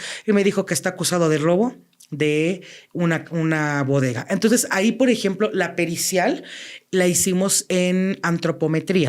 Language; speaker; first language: Spanish; native; Spanish